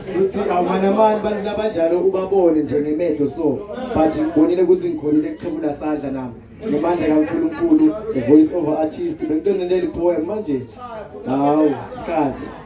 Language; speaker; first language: Zulu; non-native, local second language; Swati